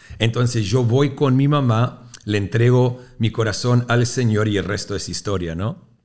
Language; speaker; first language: Spanish; early bilingual, heritage; Spanish